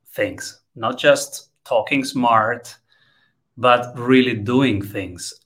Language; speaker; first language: English; non-native, fluent; Italian